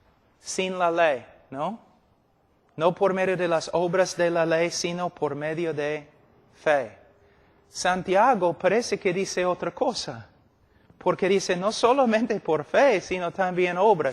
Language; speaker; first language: Spanish; non-native, fluent; English